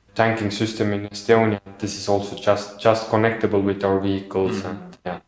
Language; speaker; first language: English; non-native, fluent; Estonian